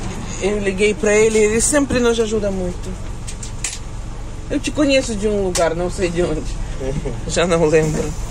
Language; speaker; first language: Portuguese; non-native, learner; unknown